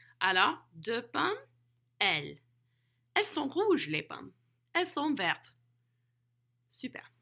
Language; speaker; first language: French; non-native, fluent; English